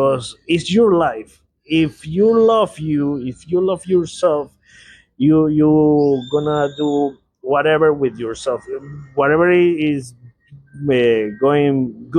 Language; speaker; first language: English; non-native, learner; Spanish